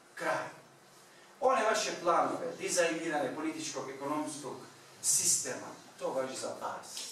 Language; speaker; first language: Bosnian; non-native, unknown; Turkish